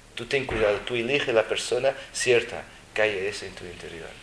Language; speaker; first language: Spanish; native; Spanish